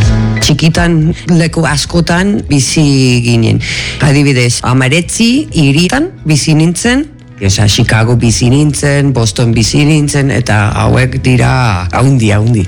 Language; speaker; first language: Basque; non-native, learner; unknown